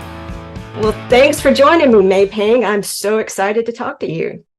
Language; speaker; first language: English; native; English